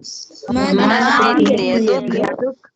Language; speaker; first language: Arabic; non-native, learner; Tamil